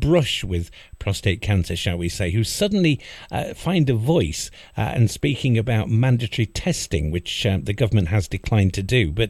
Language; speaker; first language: English; native; English